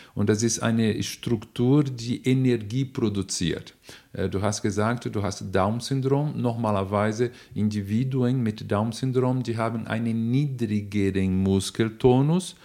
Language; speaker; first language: German; non-native, fluent; Portuguese